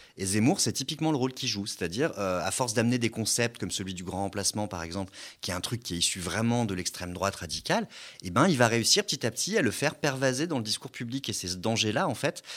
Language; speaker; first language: French; native; French